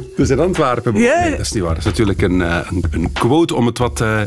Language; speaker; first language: Dutch; native; Dutch